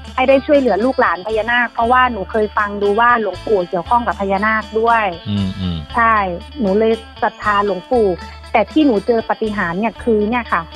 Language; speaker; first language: Thai; native; Thai